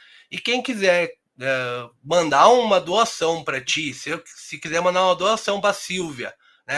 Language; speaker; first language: Portuguese; native; Portuguese